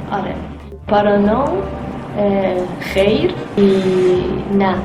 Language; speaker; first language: Portuguese; non-native, fluent; Persian